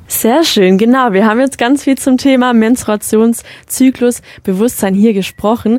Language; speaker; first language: German; native; German